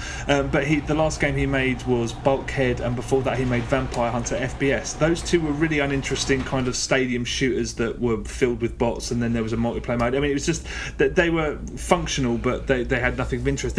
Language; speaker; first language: English; native; English